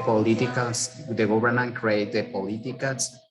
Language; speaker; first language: English; non-native, learner; Spanish